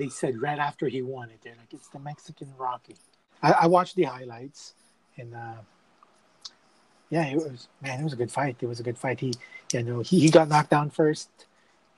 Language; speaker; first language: English; non-native, local second language; Filipino